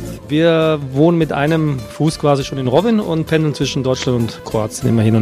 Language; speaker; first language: German; early bilingual, heritage; Croatian